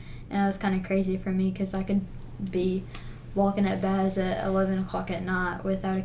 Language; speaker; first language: English; native; English